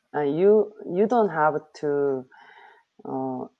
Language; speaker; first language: English; non-native, learner; Korean